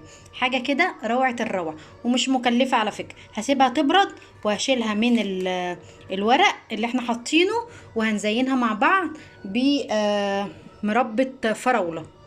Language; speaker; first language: Arabic; native; Arabic